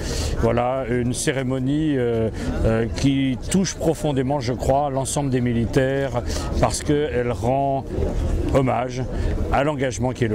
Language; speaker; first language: French; native; French